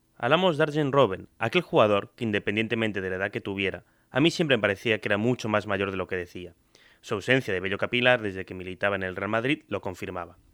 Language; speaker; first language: Spanish; native; Spanish